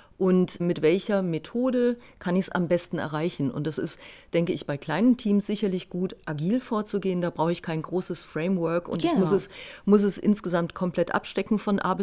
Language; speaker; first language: German; native; German